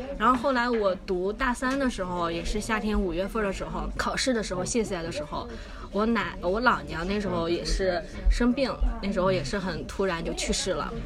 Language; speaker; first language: Chinese; native; Chinese